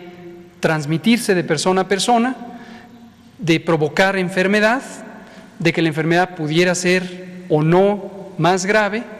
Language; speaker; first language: Spanish; native; Spanish